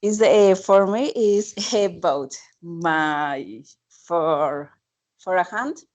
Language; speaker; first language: English; non-native, learner; Spanish